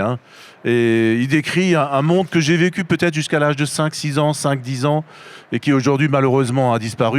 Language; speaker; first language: French; native; French